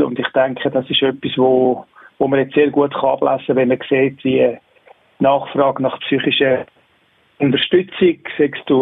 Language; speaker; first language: German; native; German